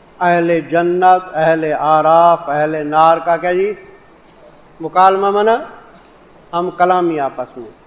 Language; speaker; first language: Urdu; non-native, local second language; Saraiki